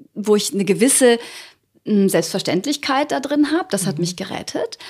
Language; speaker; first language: German; early bilingual, other home language; Croatian